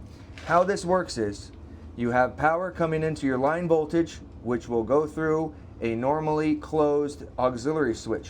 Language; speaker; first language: English; native; English